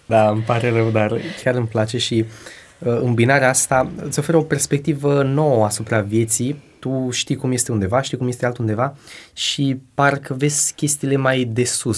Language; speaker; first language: Romanian; non-native, fluent; Spanish